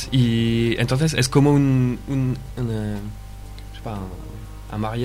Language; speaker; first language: Spanish; non-native, fluent; French